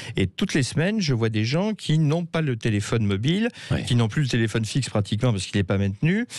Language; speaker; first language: French; native; French